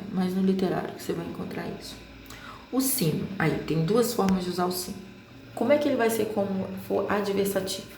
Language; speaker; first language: Portuguese; native; Portuguese